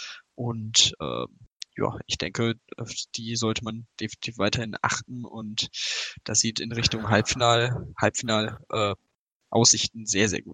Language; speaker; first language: German; native; German